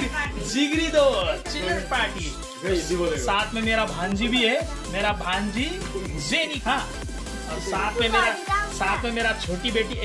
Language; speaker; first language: Hindi; non-native, local second language; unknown